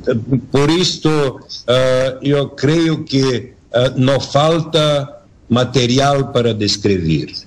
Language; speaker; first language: Spanish; non-native, learner; Bulgarian